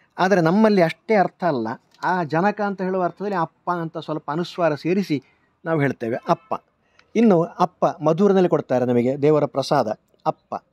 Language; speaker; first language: Kannada; native; Kannada